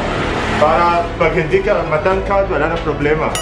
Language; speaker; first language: Filipino; non-native, learner; Arabic